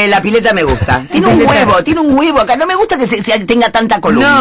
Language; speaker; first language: Spanish; native; Spanish